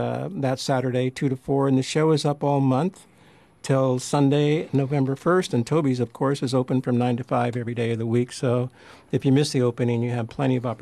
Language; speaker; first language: English; native; English